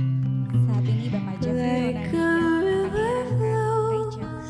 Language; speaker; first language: Indonesian; native; Indonesian